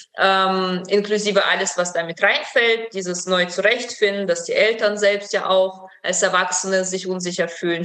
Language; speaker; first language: German; early bilingual, other home language; Russian